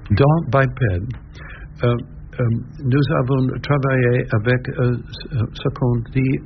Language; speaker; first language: French; non-native, learner; English